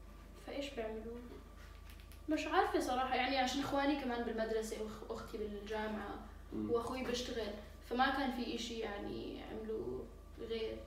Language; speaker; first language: Arabic; native; Arabic